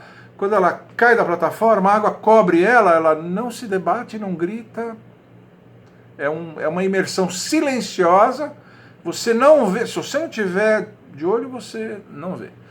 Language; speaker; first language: Portuguese; native; Portuguese